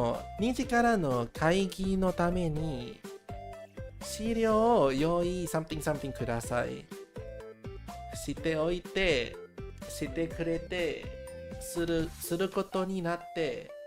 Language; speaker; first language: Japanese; non-native, learner; English